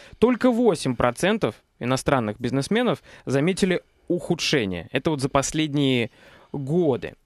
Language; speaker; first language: Russian; native; Russian